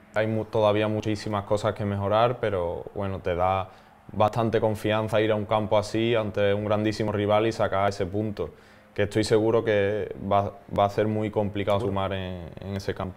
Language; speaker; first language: Spanish; native; Spanish